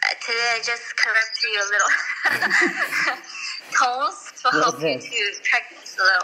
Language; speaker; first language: English; non-native, fluent; Chinese